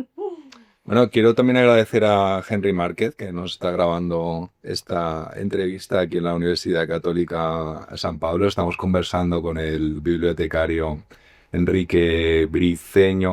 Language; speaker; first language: Spanish; native; Spanish